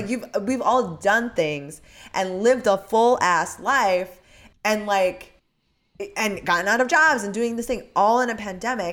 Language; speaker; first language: English; early bilingual, other home language; Korean